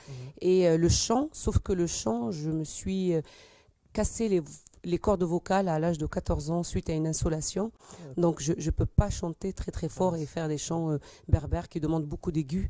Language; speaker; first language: French; native; French